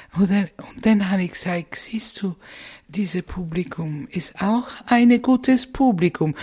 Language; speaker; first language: German; non-native, fluent; Italian